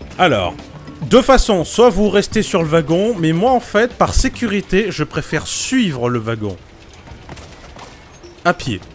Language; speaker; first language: French; native; French